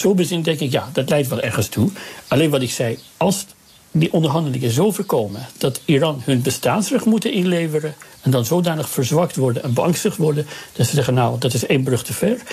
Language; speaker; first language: Dutch; non-native, fluent; Persian